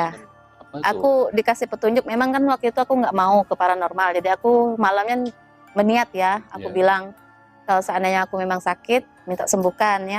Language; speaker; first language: Indonesian; native; Indonesian